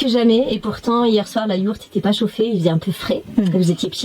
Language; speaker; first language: French; native; French